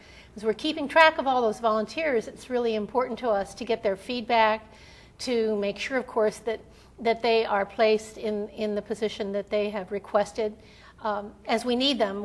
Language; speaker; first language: English; native; English